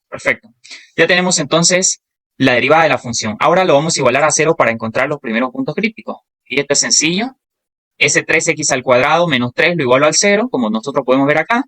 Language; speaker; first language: Spanish; native; Spanish